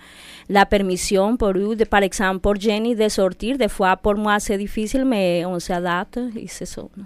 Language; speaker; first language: French; non-native, fluent; Spanish